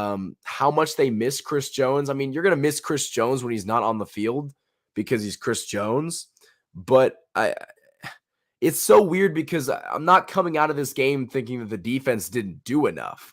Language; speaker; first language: English; native; English